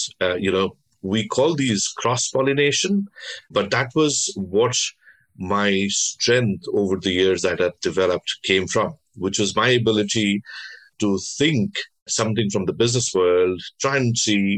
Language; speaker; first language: English; non-native, local second language; Bangla